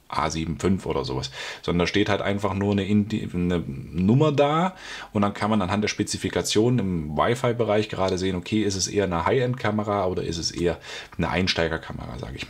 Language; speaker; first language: German; native; German